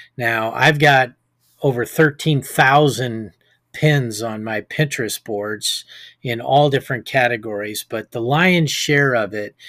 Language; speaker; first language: English; native; English